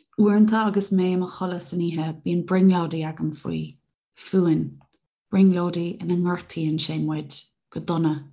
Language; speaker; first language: Irish; native; Irish